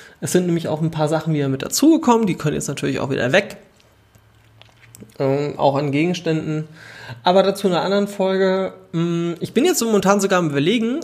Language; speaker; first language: German; native; German